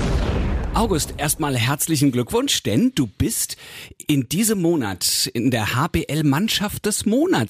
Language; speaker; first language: German; native; German